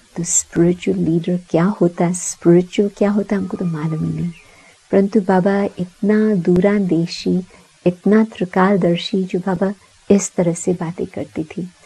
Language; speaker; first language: Hindi; early bilingual, heritage; Sindhi